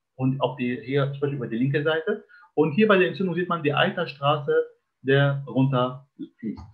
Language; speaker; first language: German; non-native, fluent; Arabic